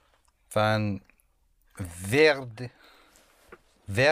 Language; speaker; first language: German; non-native, learner; English